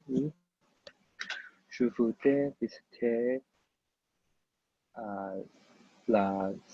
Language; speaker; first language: French; non-native, learner; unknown